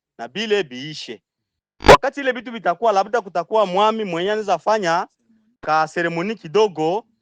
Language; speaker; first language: Swahili; native; Swahili